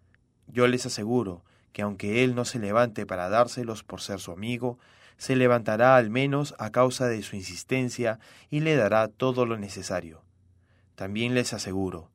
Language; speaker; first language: Spanish; native; Spanish